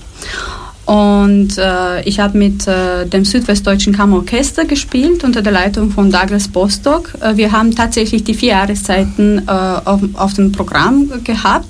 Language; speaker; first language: German; non-native, fluent; Romanian